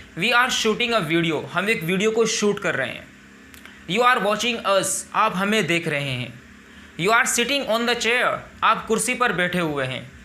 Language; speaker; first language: Urdu; native; Urdu